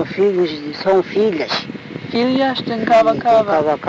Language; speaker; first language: Portuguese; non-native, fluent; English